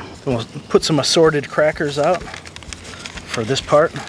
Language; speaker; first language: English; native; English